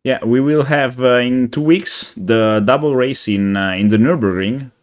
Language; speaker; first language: English; non-native, fluent; Italian